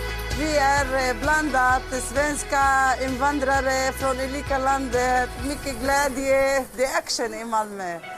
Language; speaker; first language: Swedish; non-native, learner; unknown